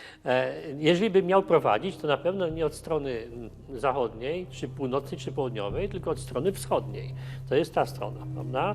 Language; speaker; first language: Polish; native; Polish